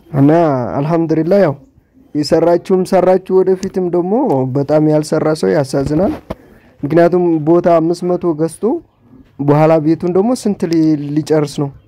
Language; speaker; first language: Amharic; native; Amharic